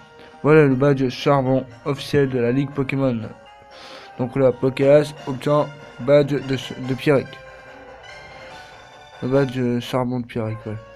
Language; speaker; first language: French; native; French